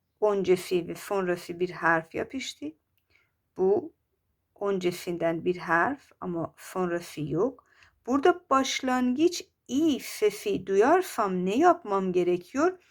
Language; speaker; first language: Turkish; non-native, fluent; Persian